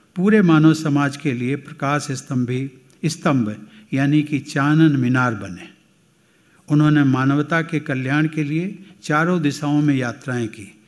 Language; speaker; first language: Hindi; native; Hindi